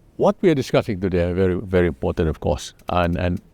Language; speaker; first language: English; non-native, local second language; Malay